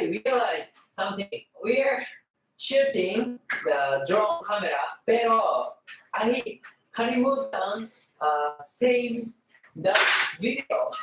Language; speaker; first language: English; non-native, learner; Filipino